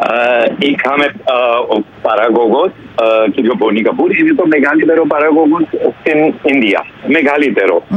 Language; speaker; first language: Greek; non-native, learner; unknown